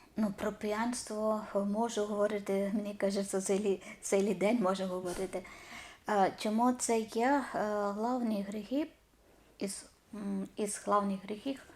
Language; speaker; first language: Ukrainian; non-native, learner; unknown